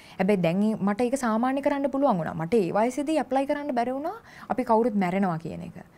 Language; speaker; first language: Sinhala; native; Sinhala